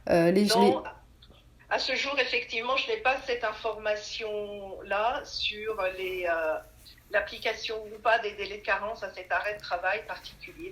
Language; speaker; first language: French; native; French